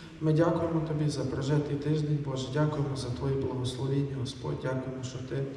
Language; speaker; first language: Ukrainian; native; Ukrainian